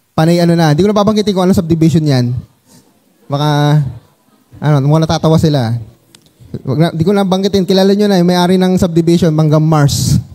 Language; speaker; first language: Filipino; non-native, local second language; Cebuano